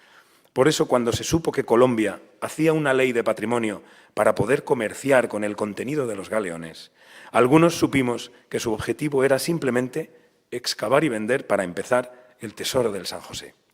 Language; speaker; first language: Spanish; native; Spanish